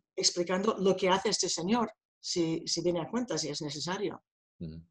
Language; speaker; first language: Spanish; non-native, fluent; English